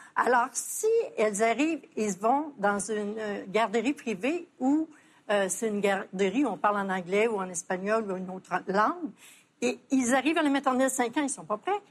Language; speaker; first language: French; native; French